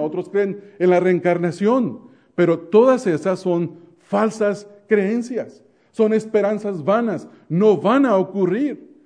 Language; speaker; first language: Spanish; native; Spanish